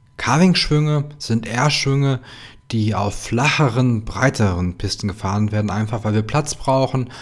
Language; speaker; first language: German; native; German